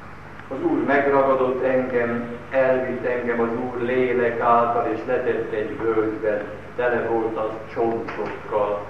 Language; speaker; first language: Hungarian; native; Hungarian